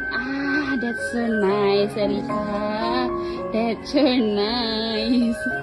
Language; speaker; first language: English; non-native, learner; Indonesian